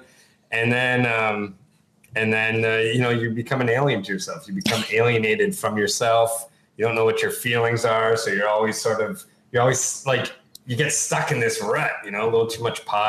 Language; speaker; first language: English; native; English